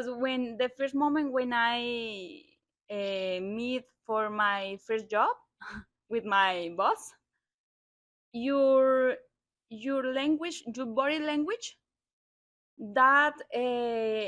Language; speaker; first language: English; non-native, learner; Spanish